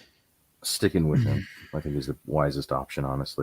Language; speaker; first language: English; native; English